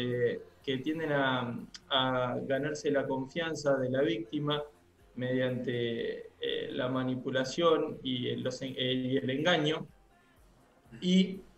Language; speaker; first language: Spanish; native; Spanish